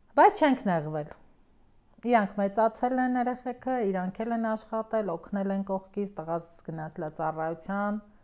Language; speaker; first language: Armenian; native; Armenian